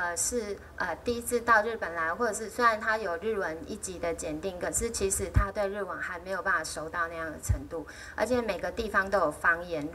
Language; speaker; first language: Chinese; native; Chinese